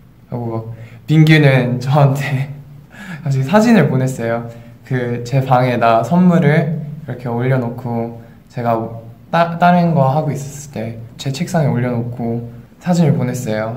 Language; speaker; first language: Korean; early bilingual, other home language; English